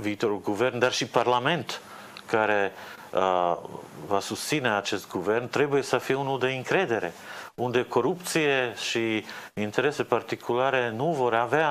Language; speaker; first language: Romanian; non-native, fluent; Slovak